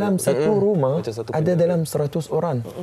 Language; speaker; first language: Indonesian; non-native, fluent; Arabic